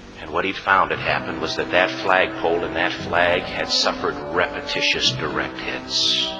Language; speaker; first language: English; native; English